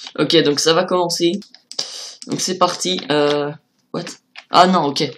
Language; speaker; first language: French; native; French